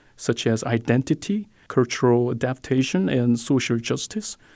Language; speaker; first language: English; non-native, fluent; Korean